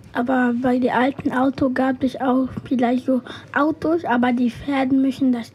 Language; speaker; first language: German; non-native, learner; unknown